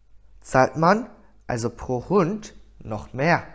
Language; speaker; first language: German; non-native, fluent; Korean